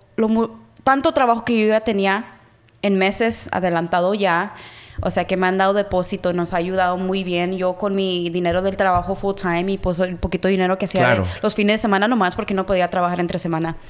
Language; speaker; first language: Spanish; early bilingual, heritage; Spanish